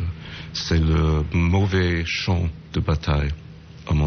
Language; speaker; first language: French; non-native, fluent; English